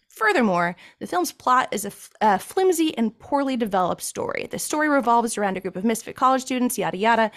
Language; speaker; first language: English; native; English